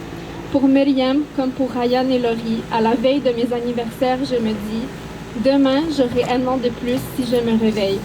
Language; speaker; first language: French; early bilingual, other home language; Arabic